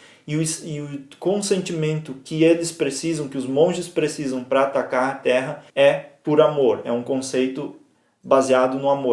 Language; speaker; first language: Portuguese; native; Portuguese